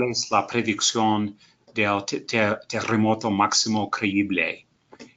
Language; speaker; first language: Spanish; non-native, learner; English